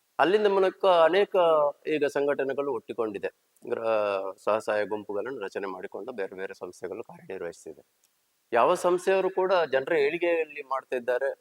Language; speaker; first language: Kannada; native; Kannada